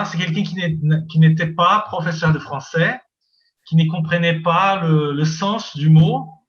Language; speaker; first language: French; non-native, fluent; Portuguese